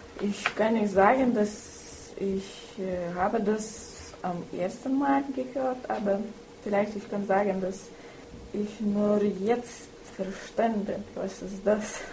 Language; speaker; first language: German; non-native, learner; Lithuanian